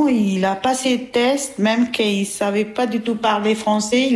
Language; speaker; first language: French; non-native, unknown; Albanian